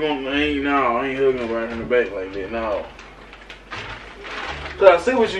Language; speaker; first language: English; native; English